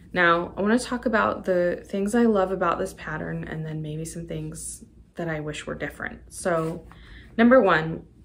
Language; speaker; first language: English; native; English